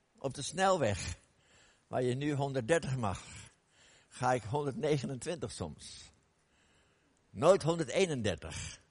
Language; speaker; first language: Dutch; non-native, fluent; English